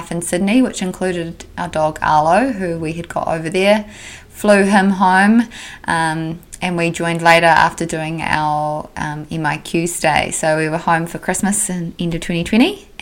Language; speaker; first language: English; native; English